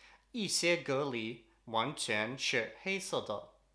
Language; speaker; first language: Chinese; non-native, learner; English